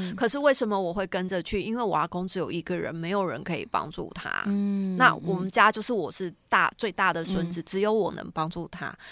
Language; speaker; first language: Chinese; native; Chinese